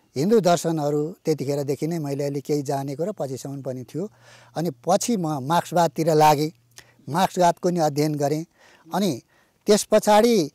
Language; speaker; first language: Nepali; native; Nepali